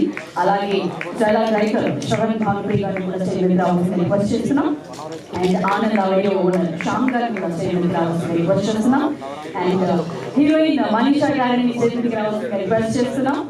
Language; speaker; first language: Telugu; native; Telugu